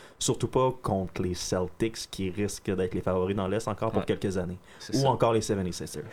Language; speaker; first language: French; native; French